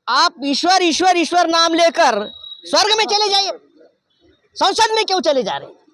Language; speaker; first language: Hindi; non-native, local second language; Marathi